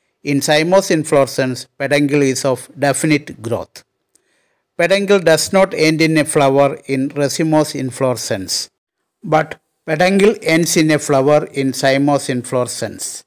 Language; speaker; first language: English; non-native, local second language; Malayalam